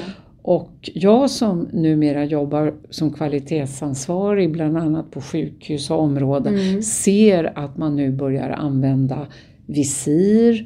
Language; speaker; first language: Swedish; native; Swedish